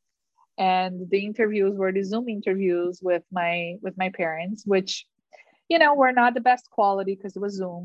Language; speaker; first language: English; non-native, fluent; Portuguese